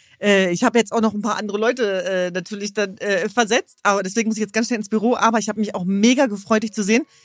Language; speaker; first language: German; early bilingual, other home language; Kurdish